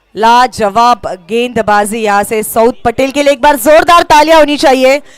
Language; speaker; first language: Hindi; non-native, local second language; Marathi